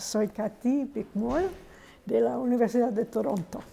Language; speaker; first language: Spanish; non-native, fluent; English